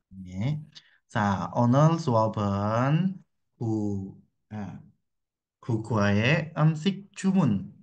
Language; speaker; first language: Korean; non-native, fluent; Indonesian